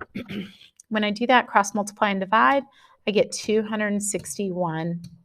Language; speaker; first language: English; native; English